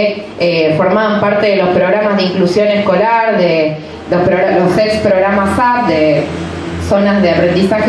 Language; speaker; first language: Spanish; native; Spanish